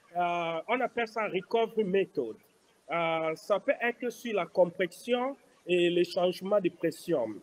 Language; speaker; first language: French; non-native, local second language; Lingala